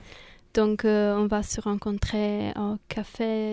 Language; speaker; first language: French; non-native, fluent; Italian